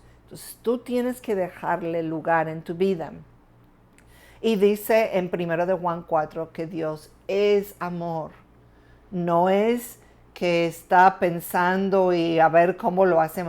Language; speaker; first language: Spanish; non-native, fluent; English